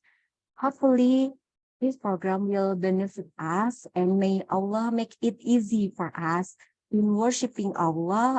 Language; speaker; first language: English; non-native, learner; Indonesian